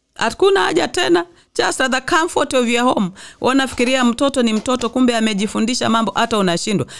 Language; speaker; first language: English; non-native, local second language; Swahili